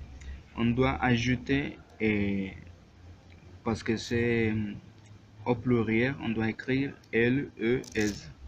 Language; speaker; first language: French; non-native, learner; Spanish